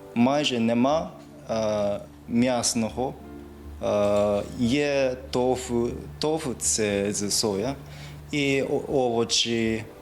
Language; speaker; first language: Ukrainian; non-native, learner; Japanese